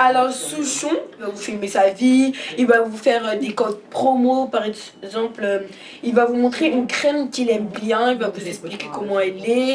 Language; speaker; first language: French; native; French